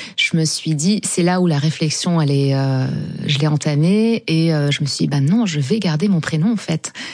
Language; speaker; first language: French; non-native, local second language; Arabic